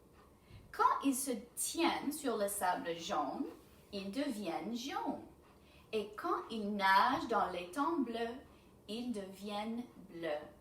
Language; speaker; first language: French; non-native, fluent; English